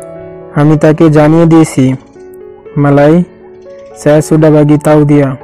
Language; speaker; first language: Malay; non-native, learner; Bangla